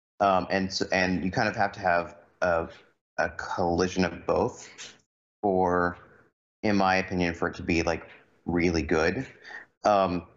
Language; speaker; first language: English; native; English